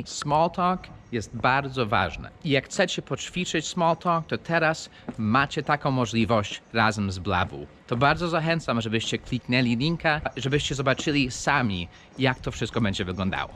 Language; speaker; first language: Polish; non-native, fluent; English